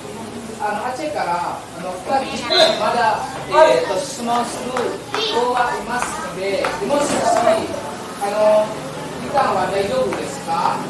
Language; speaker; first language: Japanese; non-native, learner; Indonesian